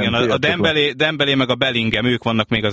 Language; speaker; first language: Hungarian; native; Hungarian